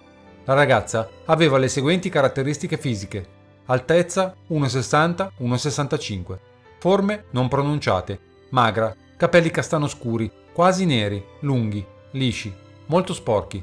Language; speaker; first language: Italian; native; Italian